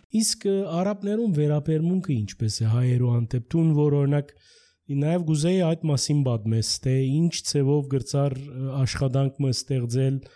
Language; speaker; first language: Armenian; early bilingual, heritage; Armenian